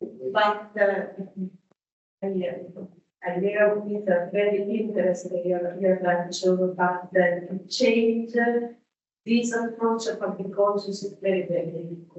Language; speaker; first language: English; non-native, learner; Italian